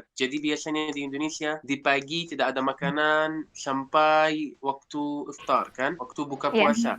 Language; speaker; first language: Indonesian; non-native, fluent; Arabic